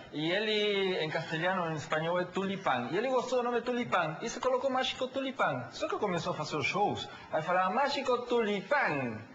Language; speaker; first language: Portuguese; non-native, fluent; Spanish